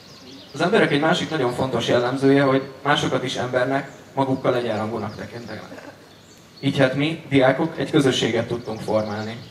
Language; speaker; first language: Hungarian; native; Hungarian